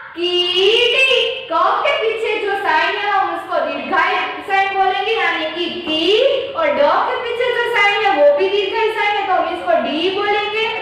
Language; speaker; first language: Hindi; non-native, local second language; Gujarati